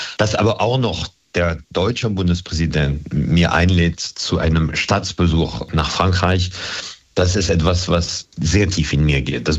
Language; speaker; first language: German; non-native, fluent; French